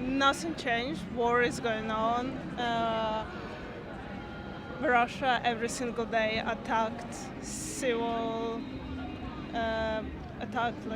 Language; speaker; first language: English; non-native, learner; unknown